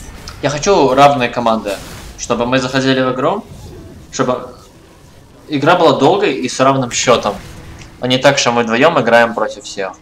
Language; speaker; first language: Russian; native; Russian